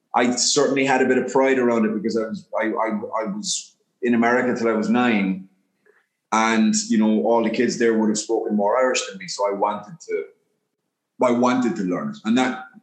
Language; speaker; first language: English; native; English